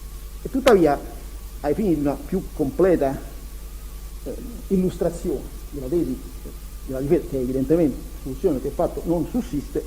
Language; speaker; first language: Italian; native; Italian